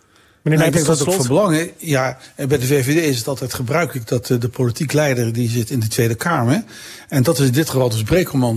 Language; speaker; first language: Dutch; native; Dutch